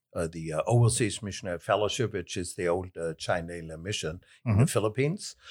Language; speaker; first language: English; non-native, fluent; German